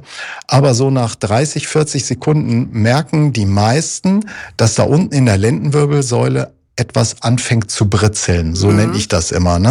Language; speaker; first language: German; native; German